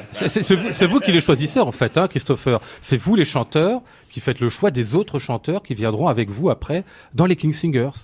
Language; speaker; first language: French; native; French